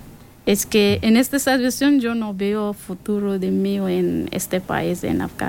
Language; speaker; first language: Spanish; non-native, learner; Persian